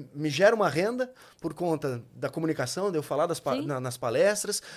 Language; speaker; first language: Portuguese; native; Portuguese